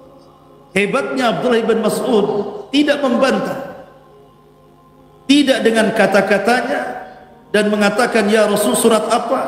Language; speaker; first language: Indonesian; native; Indonesian